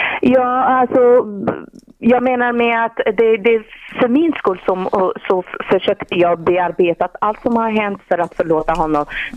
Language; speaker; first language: Swedish; non-native, fluent; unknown